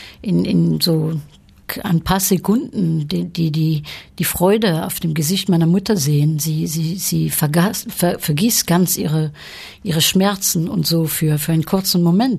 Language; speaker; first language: German; early bilingual, heritage; French